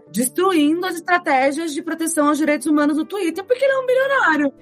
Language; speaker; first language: Portuguese; native; Portuguese